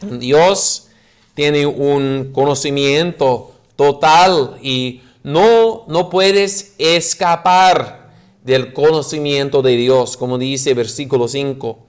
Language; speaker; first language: Spanish; non-native, fluent; English